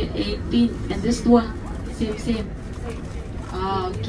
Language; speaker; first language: English; non-native, learner; Vietnamese